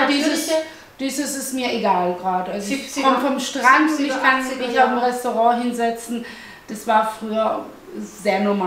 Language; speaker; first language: German; early bilingual, other home language; Italian